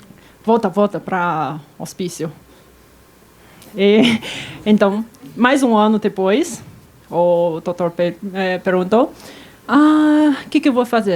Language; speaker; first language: Portuguese; non-native, fluent; Chinese